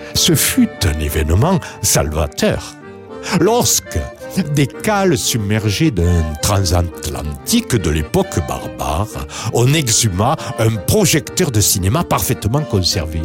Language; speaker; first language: French; native; French